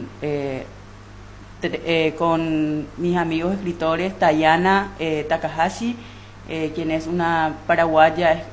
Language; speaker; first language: Spanish; non-native, local second language; Guarani